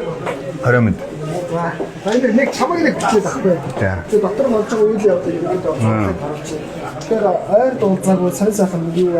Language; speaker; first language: Mongolian; native; Mongolian